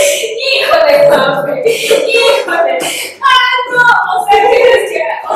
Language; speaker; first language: Spanish; early bilingual, other home language; Portuguese